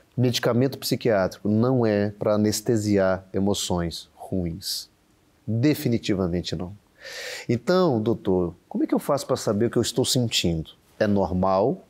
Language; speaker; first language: Portuguese; native; Portuguese